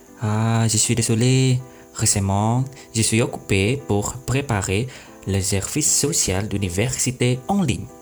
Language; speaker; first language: French; non-native, learner; Indonesian